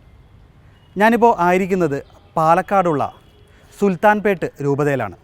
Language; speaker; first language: Malayalam; native; Malayalam